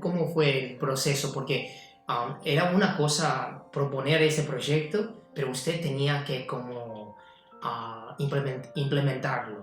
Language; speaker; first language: Spanish; non-native, fluent; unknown